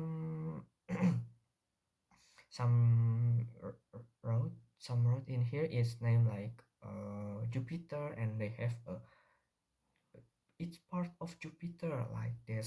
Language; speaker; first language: English; non-native, learner; Indonesian